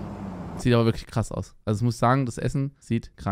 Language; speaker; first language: German; native; German